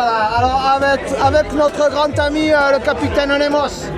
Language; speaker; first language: French; native; French